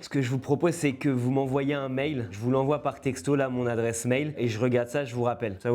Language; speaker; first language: French; native; French